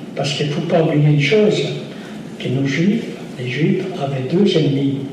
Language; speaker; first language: French; non-native, fluent; Yiddish